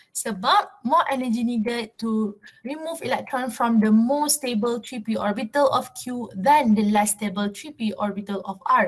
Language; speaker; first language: English; non-native, local second language; Malay